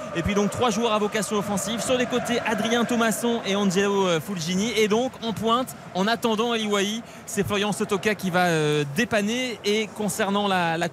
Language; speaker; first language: French; native; French